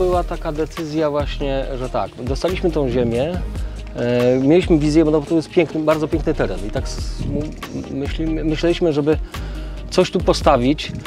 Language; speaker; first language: Polish; native; Polish